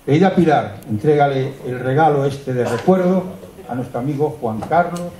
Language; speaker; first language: Spanish; non-native, local second language; Galician